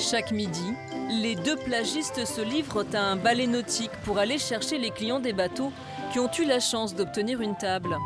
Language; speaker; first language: French; native; French